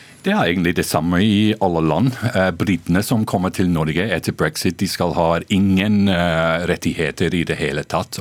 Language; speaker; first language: Norwegian; non-native, fluent; English